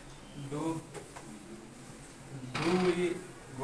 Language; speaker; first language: English; non-native, learner; Hindi